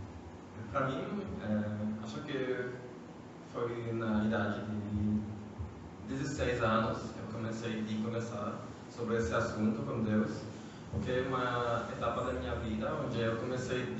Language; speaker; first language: Portuguese; non-native, fluent; French